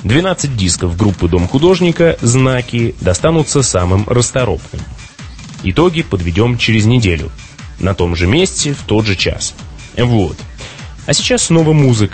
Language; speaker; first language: Russian; native; Russian